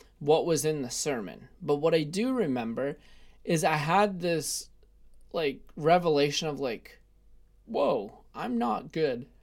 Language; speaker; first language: English; early bilingual, other home language; Russian